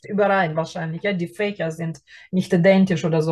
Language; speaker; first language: German; non-native, fluent; Russian